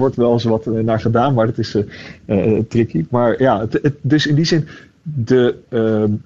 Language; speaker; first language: Dutch; native; Dutch